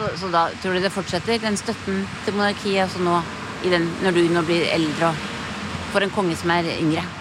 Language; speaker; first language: Norwegian; native; Norwegian